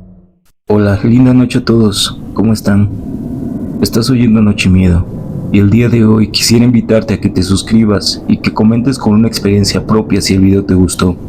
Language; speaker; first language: Spanish; native; Spanish